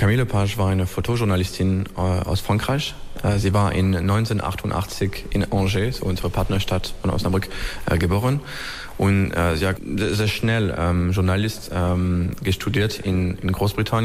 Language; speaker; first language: German; non-native, learner; French